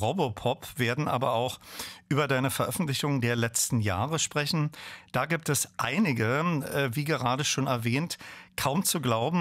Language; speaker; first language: German; native; German